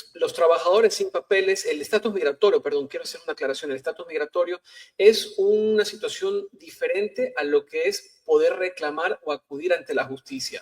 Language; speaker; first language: Spanish; native; Spanish